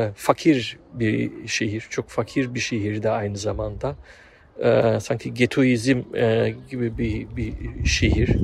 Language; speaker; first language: Turkish; early bilingual, heritage; Turkish